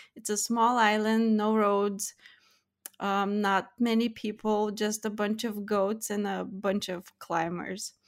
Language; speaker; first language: English; non-native, fluent; Lithuanian